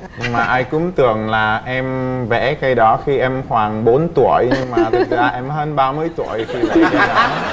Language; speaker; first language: Vietnamese; non-native, fluent; Czech